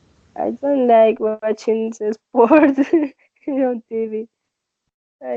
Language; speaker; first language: English; non-native, learner; Spanish